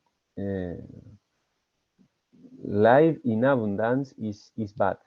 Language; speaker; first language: English; non-native, learner; Spanish